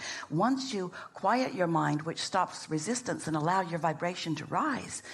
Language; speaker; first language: English; native; English